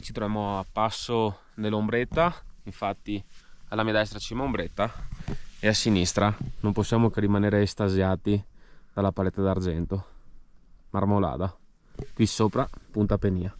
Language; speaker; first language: Italian; native; Italian